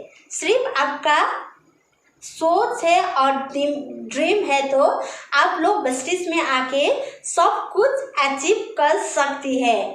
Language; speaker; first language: Hindi; non-native, local second language; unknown